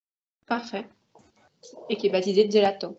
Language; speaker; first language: French; native; French